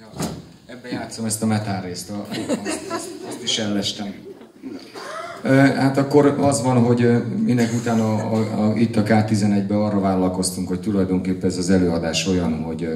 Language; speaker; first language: Hungarian; native; Hungarian